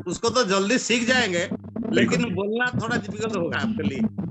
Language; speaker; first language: Hindi; non-native, local second language; Odia